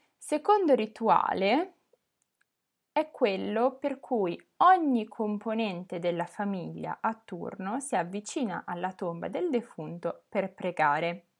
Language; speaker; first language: Italian; native; Italian